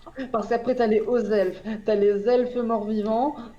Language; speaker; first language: French; native; French